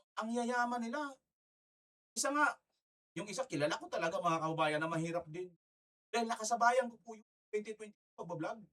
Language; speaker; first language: Filipino; non-native, local second language; Waray